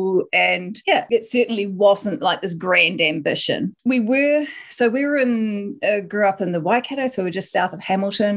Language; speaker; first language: English; native; English